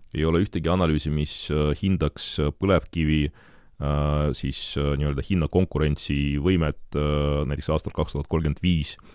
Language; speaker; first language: Estonian; non-native, local second language; Russian